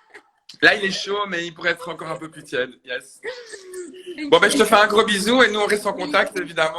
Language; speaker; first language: French; native; French